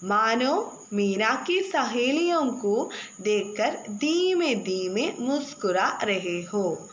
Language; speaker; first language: Hindi; non-native, local second language; Malayalam